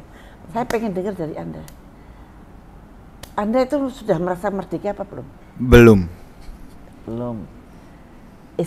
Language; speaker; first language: Indonesian; native; Indonesian